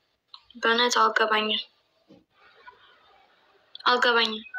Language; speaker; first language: Amharic; non-native, learner; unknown